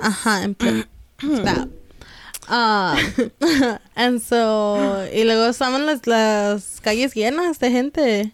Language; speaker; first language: Spanish; early bilingual, heritage; Spanish